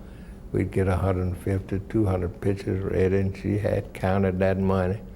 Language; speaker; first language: English; native; English